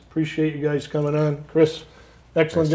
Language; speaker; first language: English; native; English